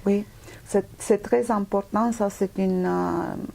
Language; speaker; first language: French; non-native, fluent; Romanian